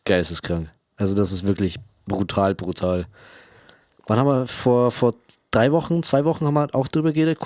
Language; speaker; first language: German; native; German